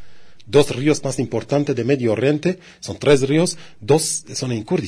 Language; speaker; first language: Spanish; non-native, learner; Kurdish